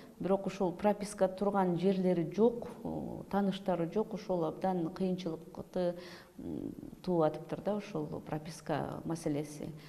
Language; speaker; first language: Kyrgyz; native; Kyrgyz